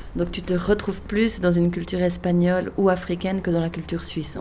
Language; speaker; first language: French; native; French